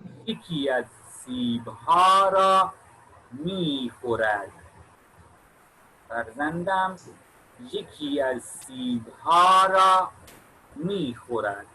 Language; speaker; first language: Persian; non-native, fluent; Urdu